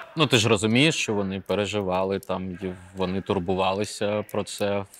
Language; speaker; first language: Ukrainian; native; Ukrainian